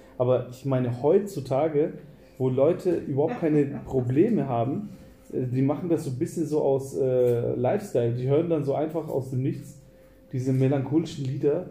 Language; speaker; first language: German; early bilingual, other home language; Turkish